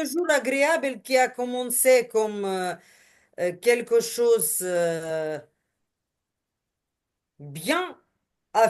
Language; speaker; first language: French; non-native, learner; Ukrainian